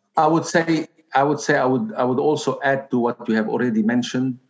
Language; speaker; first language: English; non-native, fluent; Arabic